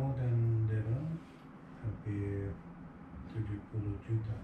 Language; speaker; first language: Indonesian; non-native, fluent; English